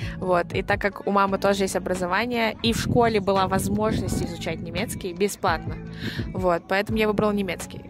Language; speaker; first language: Russian; native; Russian